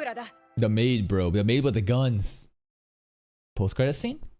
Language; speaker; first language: English; native; English